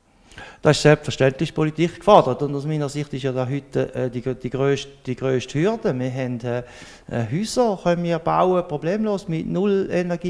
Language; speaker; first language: German; native; German